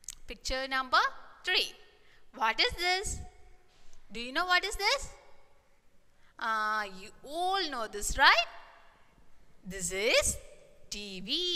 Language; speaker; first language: English; non-native, local second language; Malayalam